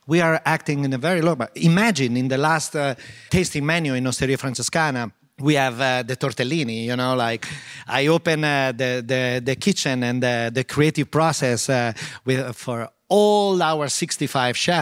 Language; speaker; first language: English; non-native, fluent; Italian